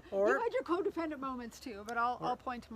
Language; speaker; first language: English; native; English